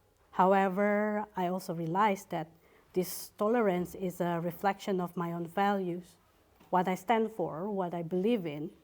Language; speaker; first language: English; non-native, fluent; Indonesian